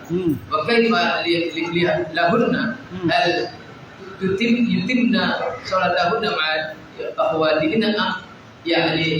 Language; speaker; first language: Arabic; non-native, fluent; Indonesian